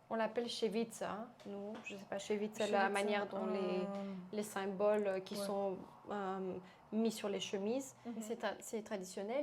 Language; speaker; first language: French; non-native, fluent; Bulgarian